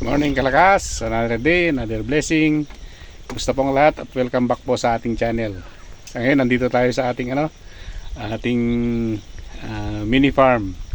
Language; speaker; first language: Filipino; non-native, local second language; Iloko